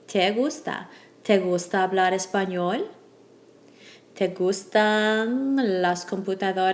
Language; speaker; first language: Spanish; non-native, fluent; English